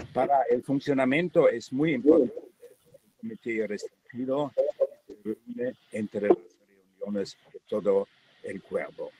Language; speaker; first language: Spanish; non-native, fluent; German